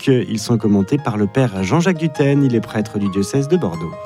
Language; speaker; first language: French; native; French